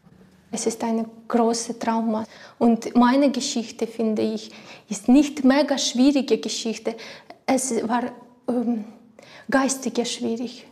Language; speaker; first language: German; non-native, learner; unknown